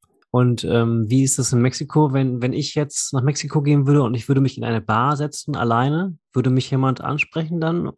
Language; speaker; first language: German; native; German